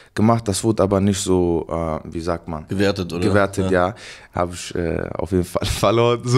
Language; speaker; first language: German; native; German